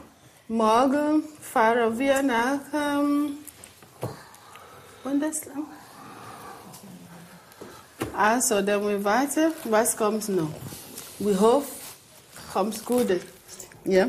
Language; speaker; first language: German; non-native, learner; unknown